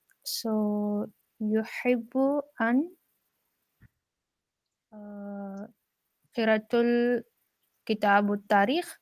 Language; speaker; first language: Arabic; non-native, learner; Urdu